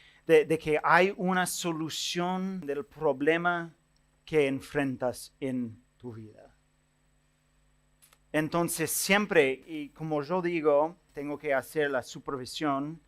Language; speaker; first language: Spanish; non-native, fluent; English